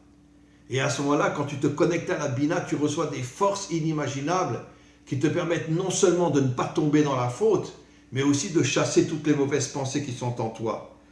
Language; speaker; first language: French; native; French